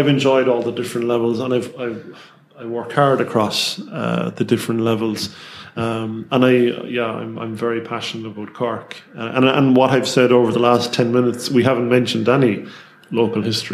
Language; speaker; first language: English; native; English